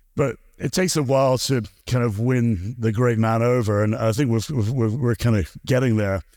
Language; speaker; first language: English; native; English